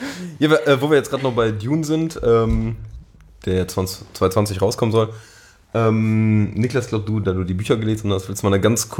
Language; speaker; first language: German; native; German